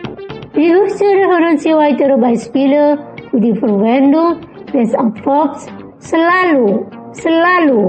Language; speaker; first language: German; non-native, fluent; Indonesian